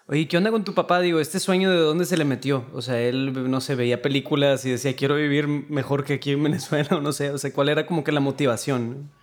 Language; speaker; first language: Spanish; native; Spanish